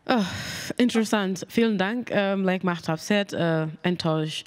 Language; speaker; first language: German; non-native, learner; Mandingo